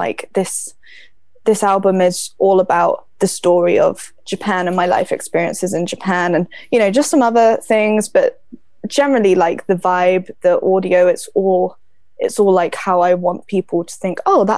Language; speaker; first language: English; native; English